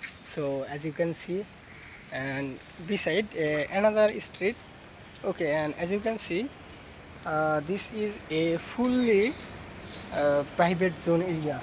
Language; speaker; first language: English; non-native, learner; Bangla